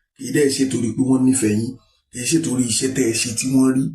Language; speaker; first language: English; non-native, local second language; Yoruba